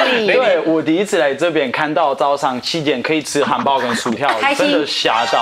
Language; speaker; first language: Chinese; non-native, fluent; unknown